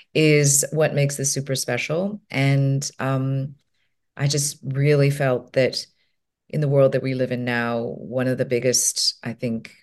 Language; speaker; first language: English; non-native, local second language; Cantonese